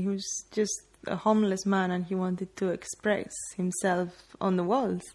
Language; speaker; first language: English; non-native, fluent; Spanish